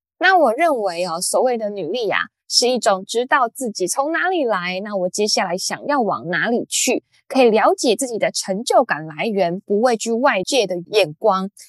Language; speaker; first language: Chinese; native; Chinese